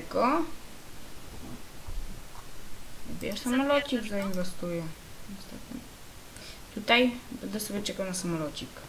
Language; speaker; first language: Polish; native; Polish